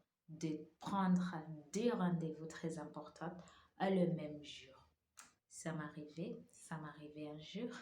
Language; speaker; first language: French; non-native, learner; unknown